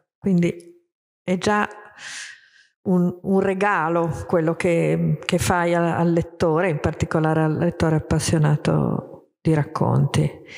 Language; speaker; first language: Italian; native; Italian